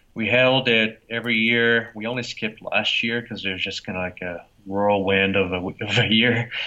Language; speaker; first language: English; non-native, fluent; Portuguese